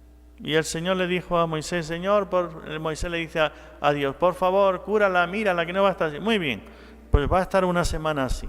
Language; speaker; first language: Spanish; native; Spanish